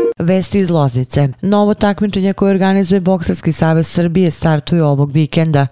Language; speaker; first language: Bosnian; native; Bosnian